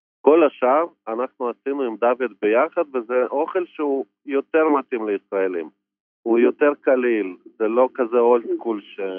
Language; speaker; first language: Hebrew; non-native, fluent; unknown